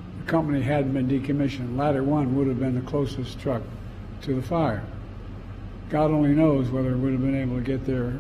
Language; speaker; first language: English; native; English